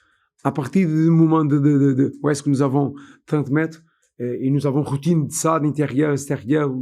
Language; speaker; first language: French; non-native, fluent; Portuguese